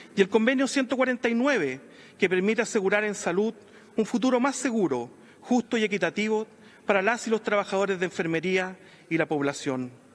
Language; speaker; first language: Spanish; native; Spanish